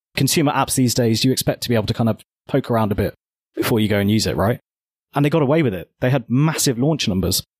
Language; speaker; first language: English; native; English